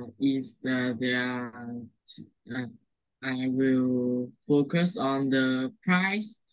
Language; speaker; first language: English; non-native, learner; Vietnamese